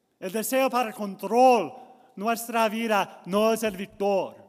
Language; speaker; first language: Spanish; non-native, learner; English